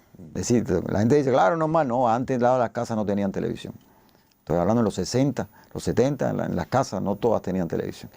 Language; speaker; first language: Spanish; native; Spanish